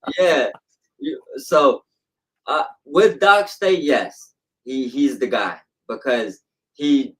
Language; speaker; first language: English; native; English